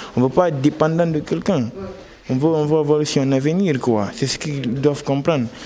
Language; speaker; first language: French; non-native, local second language; Fula